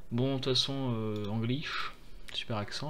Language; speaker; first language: French; native; French